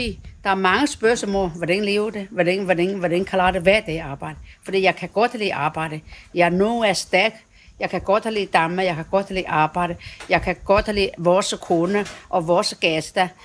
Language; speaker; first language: Danish; non-native, learner; Chinese